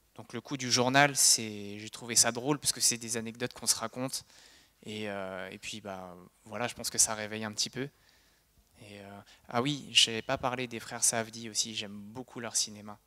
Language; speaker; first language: French; native; French